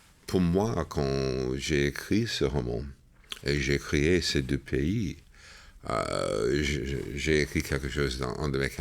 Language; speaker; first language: French; non-native, fluent; English